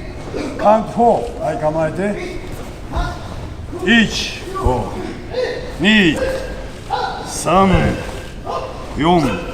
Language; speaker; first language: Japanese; native; Japanese